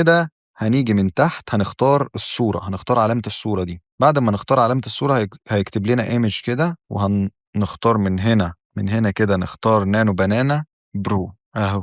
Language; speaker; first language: Arabic; native; Arabic